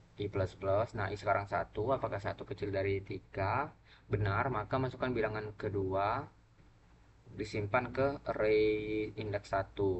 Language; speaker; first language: Indonesian; native; Indonesian